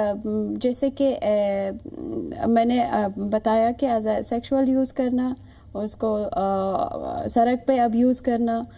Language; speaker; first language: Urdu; non-native, fluent; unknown